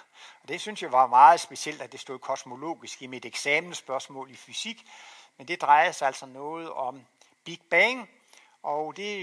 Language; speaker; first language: Danish; native; Danish